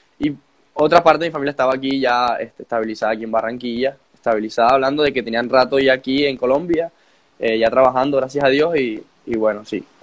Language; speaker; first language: Spanish; native; Spanish